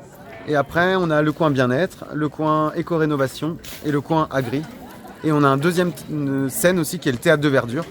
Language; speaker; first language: French; native; French